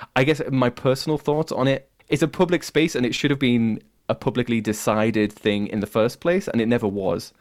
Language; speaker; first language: English; native; English